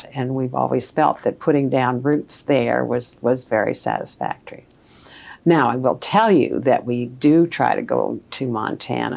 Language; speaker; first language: English; native; English